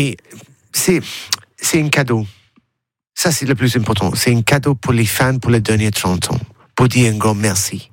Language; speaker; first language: French; non-native, learner; English